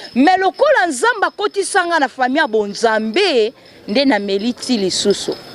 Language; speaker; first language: Lingala; native; Lingala